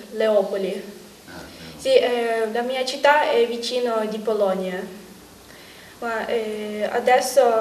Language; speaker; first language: Italian; non-native, learner; Ukrainian